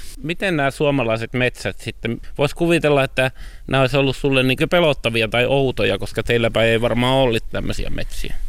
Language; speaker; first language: Finnish; native; Finnish